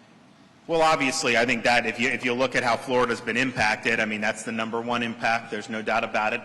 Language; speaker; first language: English; native; English